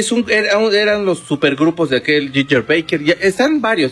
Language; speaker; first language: Spanish; native; Spanish